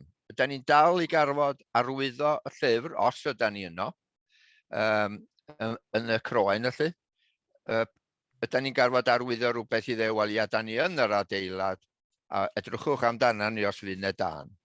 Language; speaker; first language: Welsh; native; Welsh